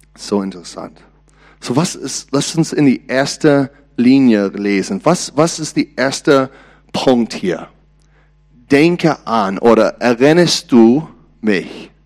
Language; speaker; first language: German; non-native, learner; English